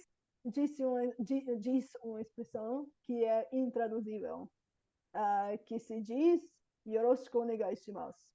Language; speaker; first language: Portuguese; non-native, fluent; Bulgarian